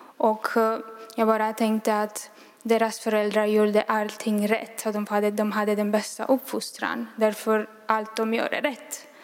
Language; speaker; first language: Swedish; non-native, fluent; Romanian